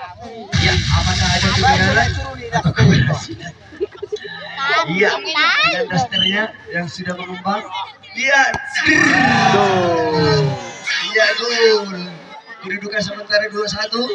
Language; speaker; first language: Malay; non-native, local second language; Batak Toba